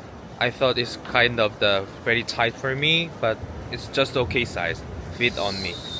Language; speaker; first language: English; non-native, learner; Korean